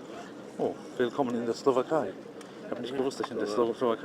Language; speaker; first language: German; non-native, learner; English